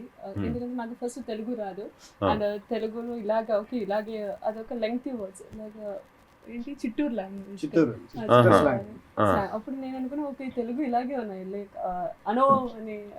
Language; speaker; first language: Telugu; non-native, fluent; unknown